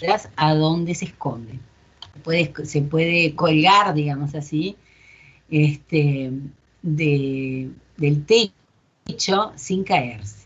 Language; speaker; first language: Spanish; non-native, fluent; Portuguese